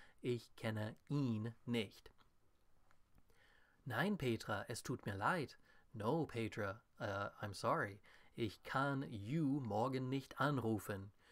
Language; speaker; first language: German; non-native, fluent; English